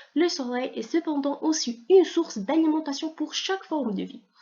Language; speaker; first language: French; non-native, local second language; Arabic